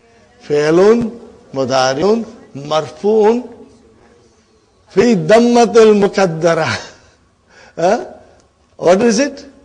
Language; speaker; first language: Arabic; non-native, fluent; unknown